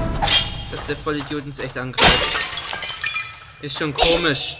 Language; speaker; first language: German; native; German